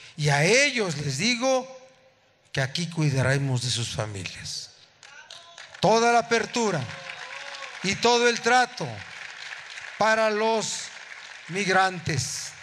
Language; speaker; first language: Spanish; native; Spanish